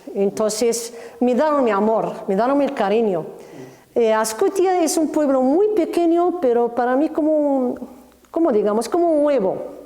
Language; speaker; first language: Spanish; non-native, learner; Arabic